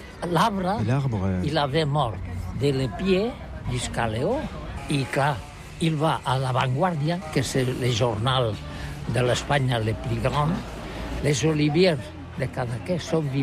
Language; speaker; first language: French; non-native, learner; Catalan